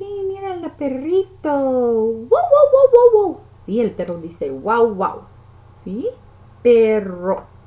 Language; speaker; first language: Spanish; non-native, learner; English